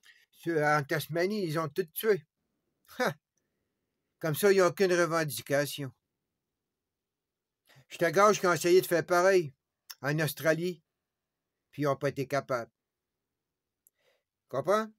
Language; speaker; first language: French; native; French